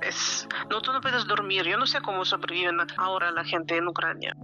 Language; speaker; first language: Spanish; non-native, fluent; Ukrainian